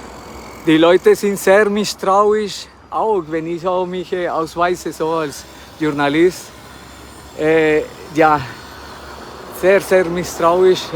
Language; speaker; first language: German; non-native, fluent; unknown